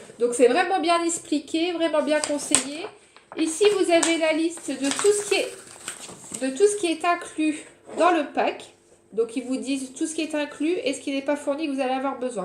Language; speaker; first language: French; native; French